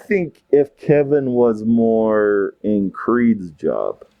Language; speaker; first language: English; native; English